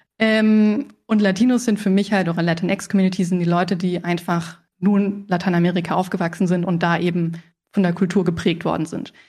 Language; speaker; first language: German; early bilingual, other home language; Spanish